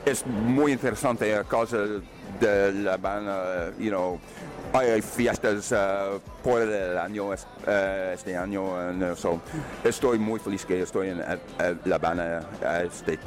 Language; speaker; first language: Spanish; non-native, learner; English